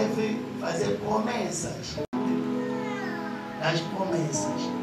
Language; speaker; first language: Portuguese; native; Portuguese